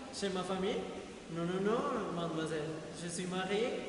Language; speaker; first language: French; non-native, learner; Spanish